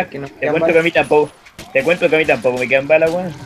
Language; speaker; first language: Spanish; native; Spanish